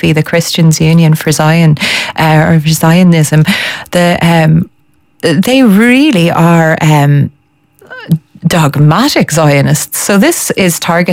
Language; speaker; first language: English; native; English